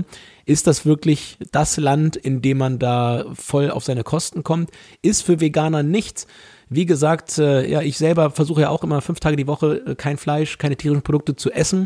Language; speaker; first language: German; native; German